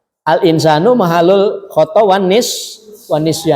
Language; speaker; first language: Arabic; non-native, fluent; Indonesian